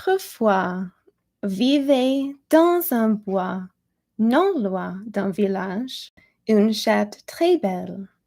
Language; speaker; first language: French; non-native, learner; English